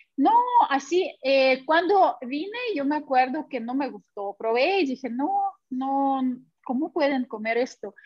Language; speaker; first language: Spanish; non-native, fluent; Russian